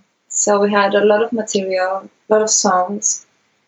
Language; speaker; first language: English; non-native, learner; Greek